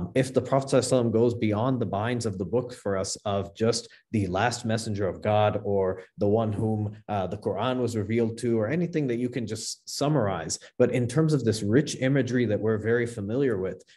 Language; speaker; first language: English; native; English